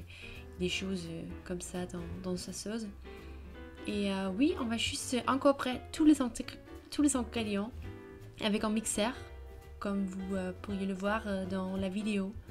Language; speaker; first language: French; non-native, fluent; Danish